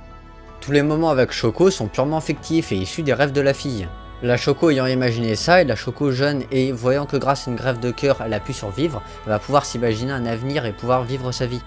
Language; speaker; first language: French; native; French